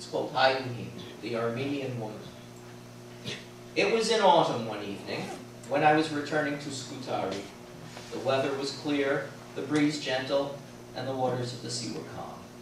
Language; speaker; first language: English; native; English